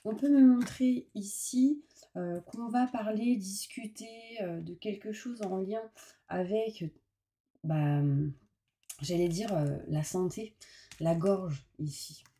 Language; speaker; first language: French; native; French